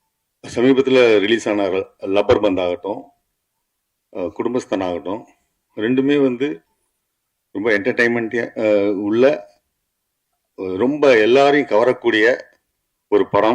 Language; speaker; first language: Tamil; native; Tamil